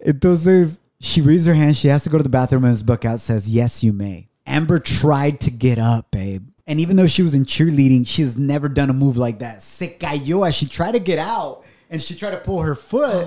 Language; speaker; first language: English; early bilingual, other home language; Spanish